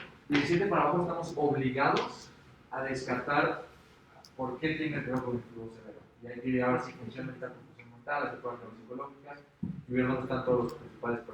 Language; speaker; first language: Spanish; native; Spanish